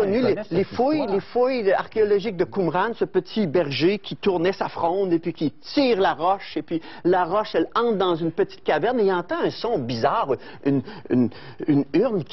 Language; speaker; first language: French; native; French